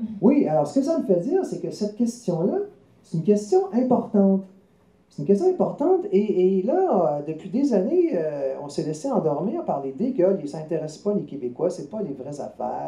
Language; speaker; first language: French; native; French